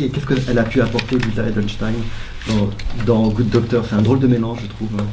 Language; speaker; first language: French; native; French